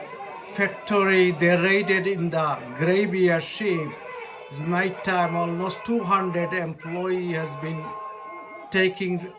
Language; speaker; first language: English; non-native, learner; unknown